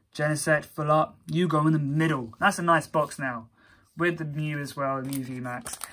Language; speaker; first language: English; native; English